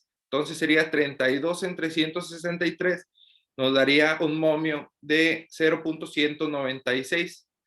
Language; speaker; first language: Spanish; native; Spanish